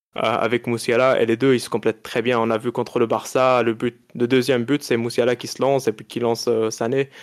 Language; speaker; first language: French; non-native, local second language; Arabic